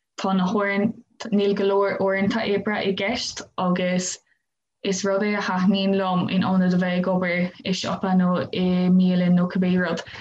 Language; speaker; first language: Irish; non-native, local second language; English